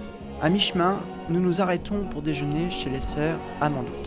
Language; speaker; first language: French; native; French